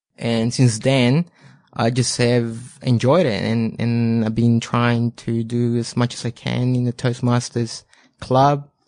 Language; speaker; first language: English; non-native, fluent; Spanish